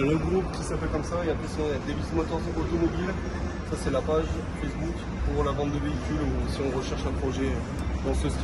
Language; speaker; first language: French; native; French